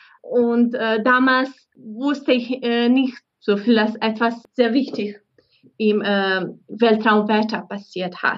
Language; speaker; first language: German; non-native, fluent; Bosnian